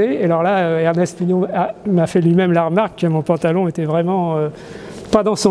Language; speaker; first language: French; native; French